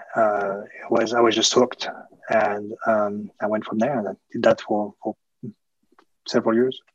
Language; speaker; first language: English; early bilingual, other home language; French